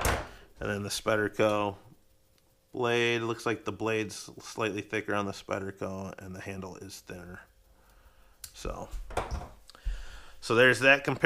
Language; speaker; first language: English; native; English